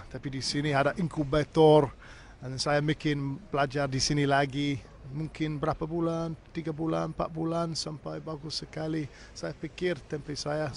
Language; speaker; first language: Indonesian; non-native, fluent; English